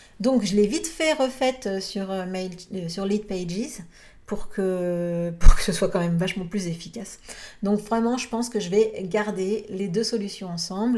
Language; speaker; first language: French; native; French